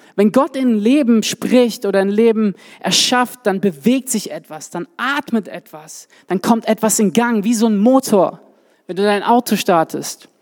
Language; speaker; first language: German; native; German